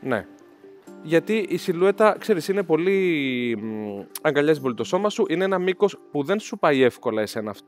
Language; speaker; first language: Greek; native; Greek